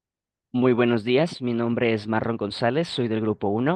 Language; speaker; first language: Spanish; native; Spanish